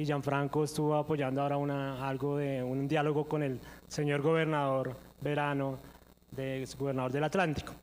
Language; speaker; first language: Spanish; native; Spanish